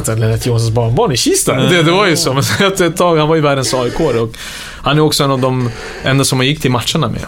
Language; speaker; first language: Swedish; early bilingual, other home language; Serbian